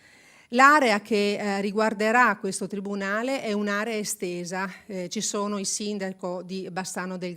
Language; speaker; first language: Italian; native; Italian